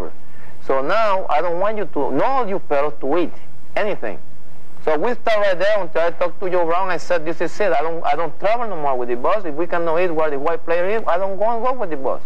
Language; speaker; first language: English; non-native, fluent; Spanish